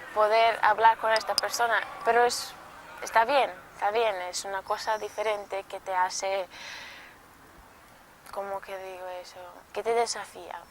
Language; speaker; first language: Spanish; non-native, local second language; Portuguese